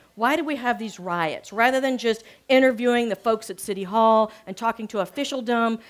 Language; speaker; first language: English; native; English